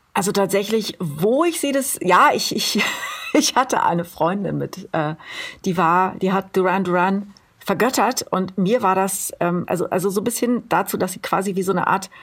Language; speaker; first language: German; native; German